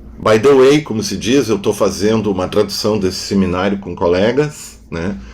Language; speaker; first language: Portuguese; non-native, local second language; German